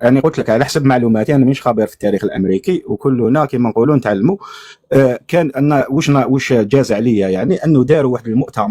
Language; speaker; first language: Arabic; native; Arabic